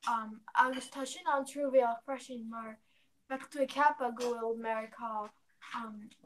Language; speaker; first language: Irish; non-native, learner; English